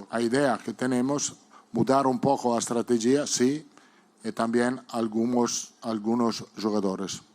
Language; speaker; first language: Portuguese; non-native, learner; Italian